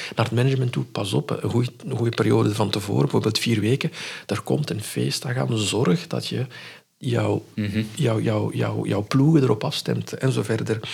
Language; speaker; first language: Dutch; non-native, fluent; Arabic